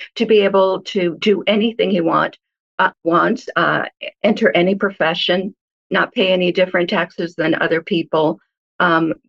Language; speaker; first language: English; early bilingual, other home language; Hebrew